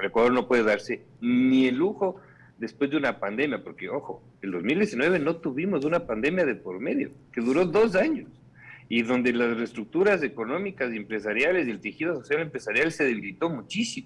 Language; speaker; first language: Spanish; native; Spanish